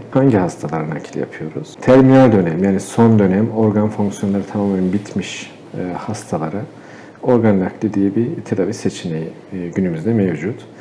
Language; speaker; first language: Turkish; native; Turkish